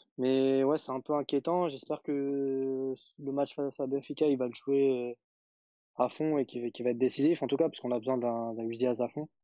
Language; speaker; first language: French; native; French